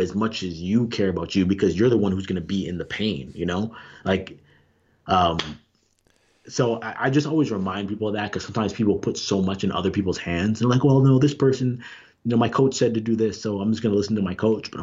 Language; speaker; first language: English; native; English